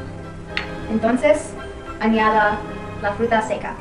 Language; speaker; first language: Spanish; non-native, learner; English